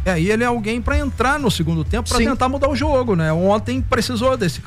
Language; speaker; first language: Portuguese; native; Portuguese